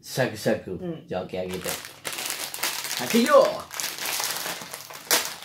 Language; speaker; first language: Japanese; non-native, learner; Spanish